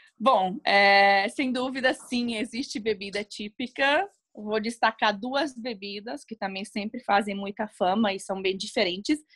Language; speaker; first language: Portuguese; non-native, fluent; Hungarian